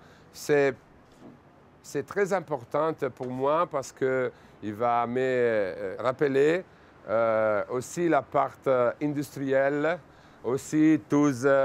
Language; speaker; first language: French; non-native, fluent; Italian